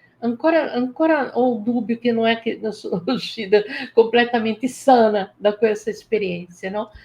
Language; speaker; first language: Italian; non-native, fluent; Portuguese